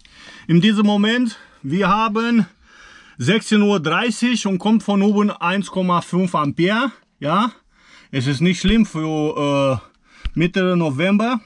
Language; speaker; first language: German; non-native, fluent; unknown